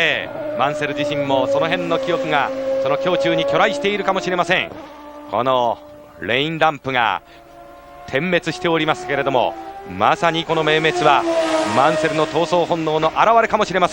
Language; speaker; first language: Japanese; native; Japanese